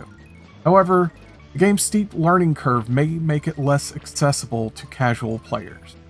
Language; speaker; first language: English; native; English